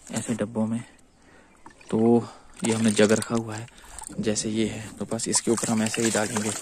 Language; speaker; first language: Hindi; native; Hindi